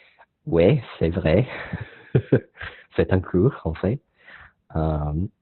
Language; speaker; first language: French; non-native, learner; English